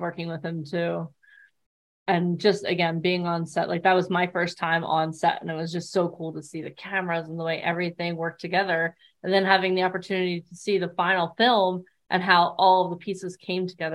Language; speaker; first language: English; native; English